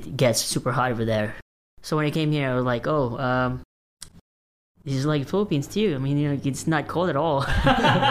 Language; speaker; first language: English; non-native, local second language; Filipino